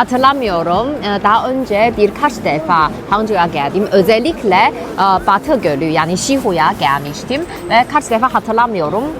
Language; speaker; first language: Turkish; non-native, fluent; Chinese